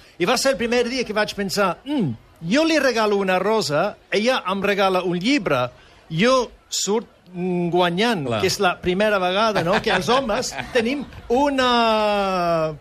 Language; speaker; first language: Catalan; non-native, fluent; English